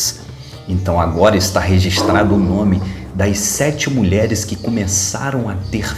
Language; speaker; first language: Portuguese; native; Portuguese